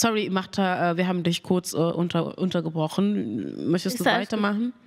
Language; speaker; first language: German; non-native, learner; Mandingo